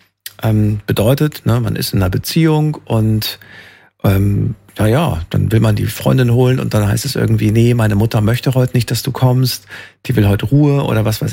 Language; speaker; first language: German; native; German